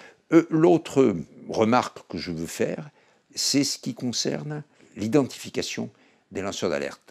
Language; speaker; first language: French; native; French